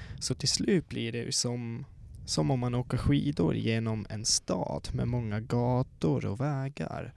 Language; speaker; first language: Swedish; non-native, fluent; Swiss German